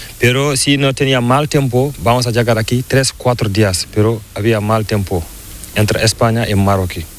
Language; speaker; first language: Spanish; non-native, learner; Fula